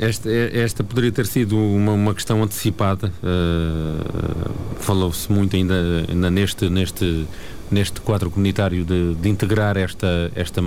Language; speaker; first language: Portuguese; native; Portuguese